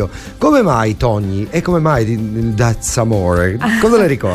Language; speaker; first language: Italian; native; Italian